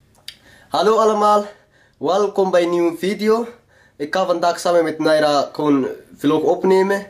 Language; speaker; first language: Dutch; non-native, learner; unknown